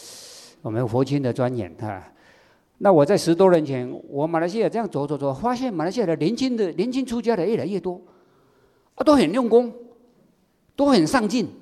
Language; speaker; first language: Chinese; native; Chinese